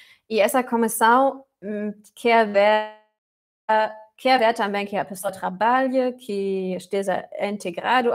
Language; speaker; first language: Portuguese; non-native, fluent; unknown